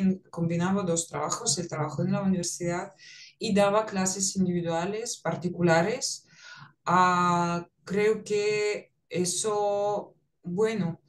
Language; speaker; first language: Spanish; non-native, fluent; Russian